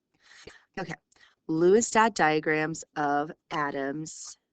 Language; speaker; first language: English; native; English